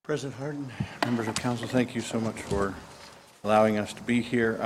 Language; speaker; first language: English; native; English